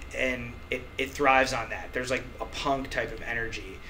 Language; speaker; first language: English; native; English